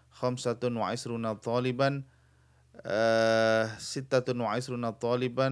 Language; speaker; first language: Arabic; non-native, fluent; Indonesian